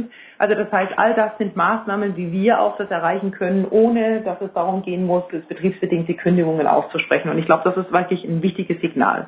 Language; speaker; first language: German; native; German